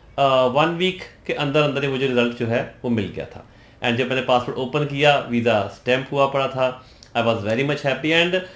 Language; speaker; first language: Hindi; non-native, local second language; Punjabi